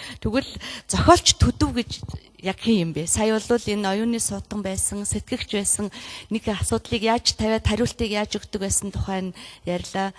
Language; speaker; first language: Mongolian; native; Mongolian